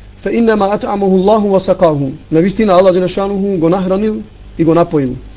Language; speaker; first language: Macedonian; non-native, local second language; Albanian